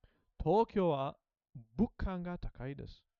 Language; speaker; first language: Japanese; non-native, learner; English